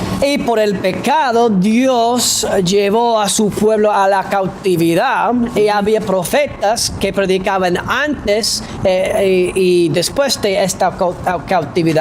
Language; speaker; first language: Spanish; non-native, fluent; English